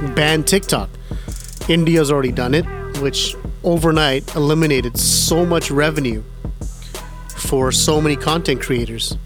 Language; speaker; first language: English; early bilingual, other home language; Punjabi